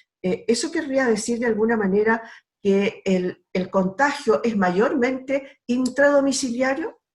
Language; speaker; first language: Spanish; native; Spanish